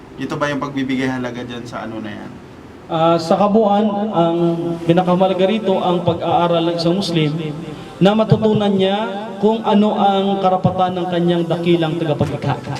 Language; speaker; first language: Filipino; non-native, local second language; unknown